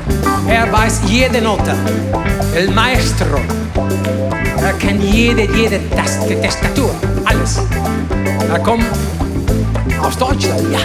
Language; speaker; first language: German; non-native, learner; Spanish